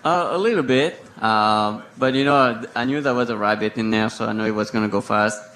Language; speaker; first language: English; non-native, fluent; French